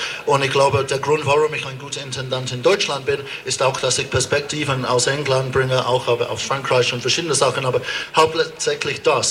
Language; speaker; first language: German; non-native, fluent; English